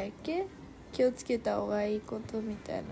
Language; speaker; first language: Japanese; non-native, fluent; Korean